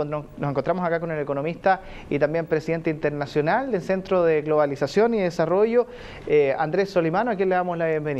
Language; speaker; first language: Spanish; native; Spanish